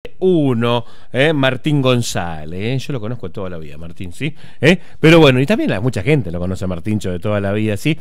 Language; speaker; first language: Spanish; native; Spanish